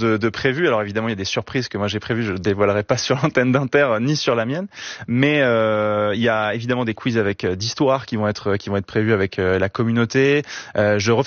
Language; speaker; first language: French; native; French